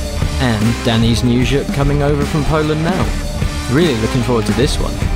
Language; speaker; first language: English; native; English